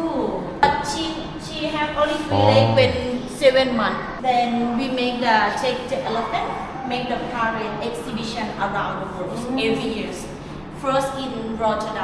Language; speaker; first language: English; non-native, learner; Thai